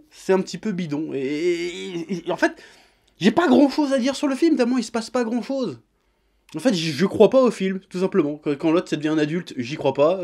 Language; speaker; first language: French; native; French